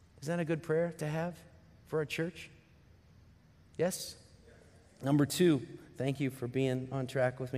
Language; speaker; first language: English; native; English